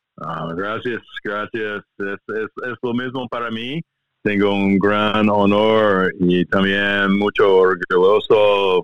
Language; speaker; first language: Spanish; non-native, learner; English